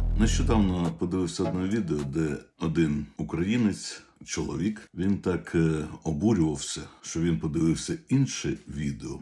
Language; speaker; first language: Ukrainian; non-native, local second language; Russian